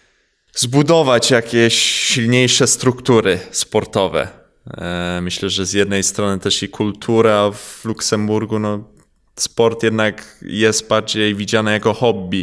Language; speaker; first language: Polish; early bilingual, heritage; Polish